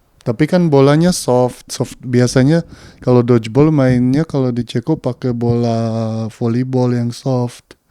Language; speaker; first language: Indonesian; early bilingual, heritage; Indonesian